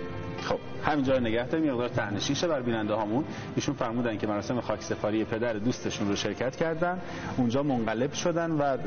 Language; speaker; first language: Persian; native; Persian